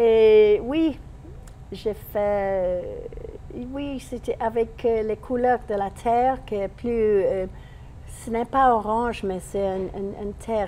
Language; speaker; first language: French; non-native, fluent; English